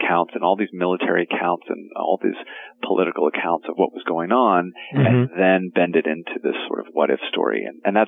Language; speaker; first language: English; native; English